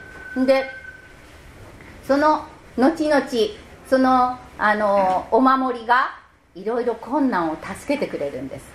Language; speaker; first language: Japanese; native; Japanese